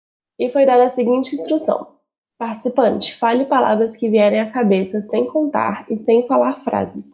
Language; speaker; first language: Portuguese; native; Portuguese